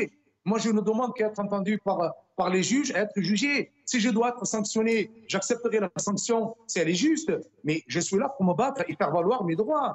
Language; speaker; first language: French; non-native, local second language; Arabic